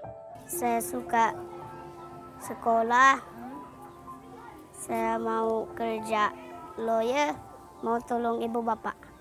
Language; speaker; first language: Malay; early bilingual, other home language; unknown